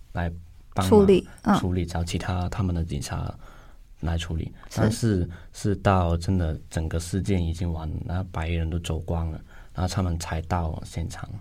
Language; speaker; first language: Chinese; non-native, local second language; Cantonese